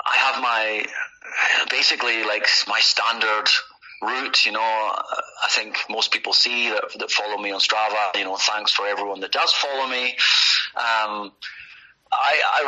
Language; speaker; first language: English; native; English